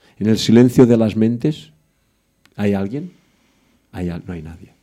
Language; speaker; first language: Spanish; non-native, local second language; Catalan